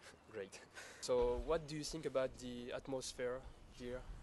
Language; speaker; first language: English; non-native, learner; French